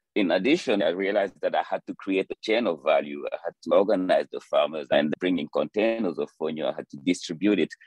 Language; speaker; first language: English; non-native, fluent; French